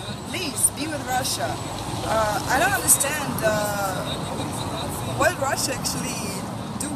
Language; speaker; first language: English; non-native, learner; Russian